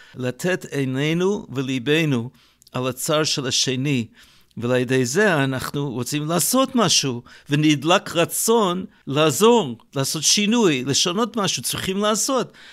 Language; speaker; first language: Hebrew; native; Hebrew